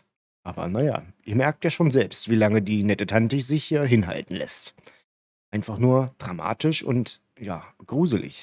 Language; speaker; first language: German; native; German